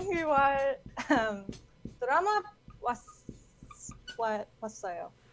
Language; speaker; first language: Korean; non-native, learner; English